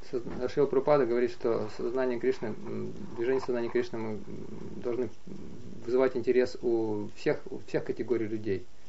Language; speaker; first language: Russian; native; Russian